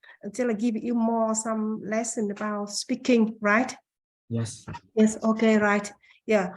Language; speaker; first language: English; non-native, learner; Vietnamese